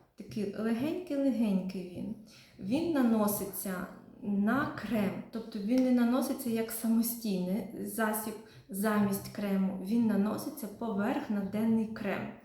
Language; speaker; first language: Ukrainian; non-native, local second language; Russian